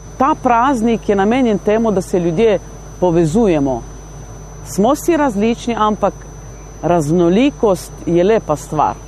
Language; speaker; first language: Slovenian; non-native, local second language; Romany